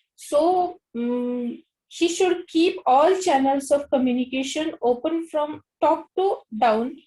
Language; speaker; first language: English; non-native, local second language; Marathi